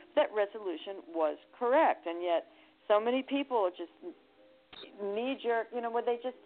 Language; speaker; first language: English; native; English